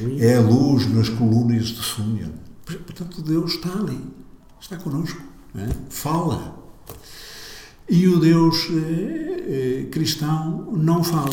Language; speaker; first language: Portuguese; native; Portuguese